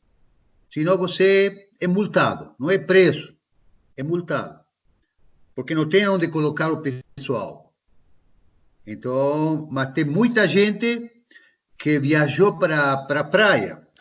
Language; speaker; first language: Portuguese; non-native, fluent; Spanish